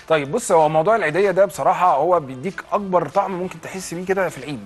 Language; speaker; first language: Arabic; native; Arabic